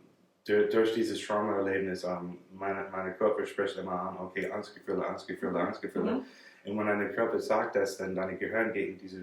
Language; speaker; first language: German; non-native, learner; English